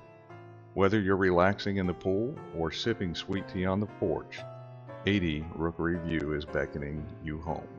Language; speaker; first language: English; native; English